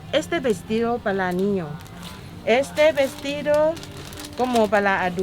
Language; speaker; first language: Spanish; non-native, learner; Thai